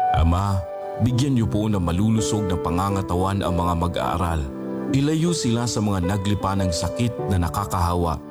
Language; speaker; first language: Filipino; non-native, local second language; Aklanon